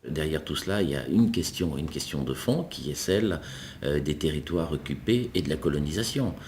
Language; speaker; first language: French; native; French